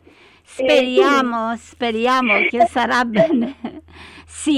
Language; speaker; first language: Italian; non-native, learner; Romanian